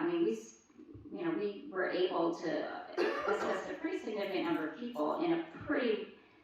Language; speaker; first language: English; early bilingual, other home language; French